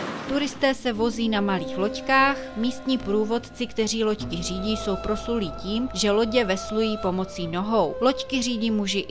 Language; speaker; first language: Czech; native; Czech